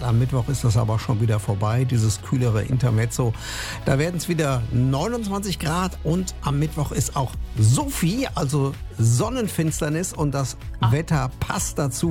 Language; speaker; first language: German; native; German